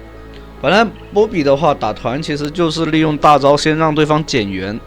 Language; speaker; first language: Chinese; native; Chinese